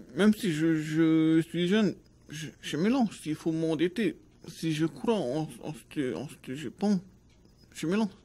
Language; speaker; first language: French; native; French